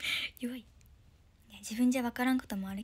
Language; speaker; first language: Japanese; native; Japanese